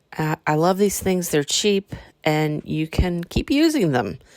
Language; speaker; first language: English; native; English